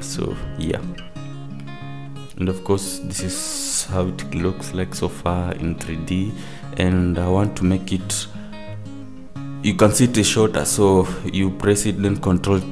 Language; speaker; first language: English; non-native, local second language; Swahili